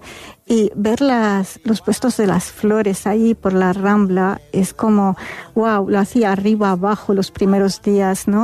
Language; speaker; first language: Spanish; non-native, fluent; Arabic